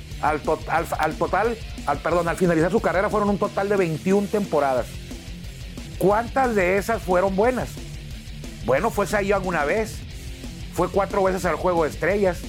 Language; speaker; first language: Spanish; native; Spanish